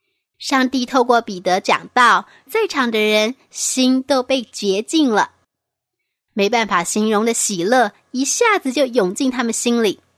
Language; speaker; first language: Chinese; native; Chinese